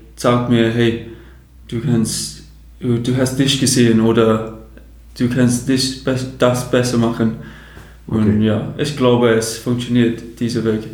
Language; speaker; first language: German; non-native, fluent; English